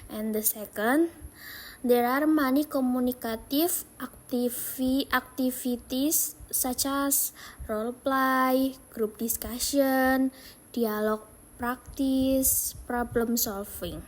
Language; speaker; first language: English; non-native, learner; Indonesian